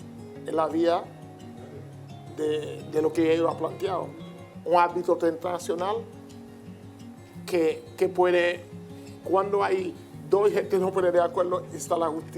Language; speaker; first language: Spanish; non-native, learner; Haitian Creole